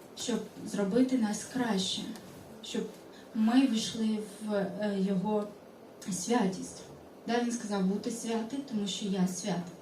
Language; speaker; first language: Ukrainian; non-native, local second language; Russian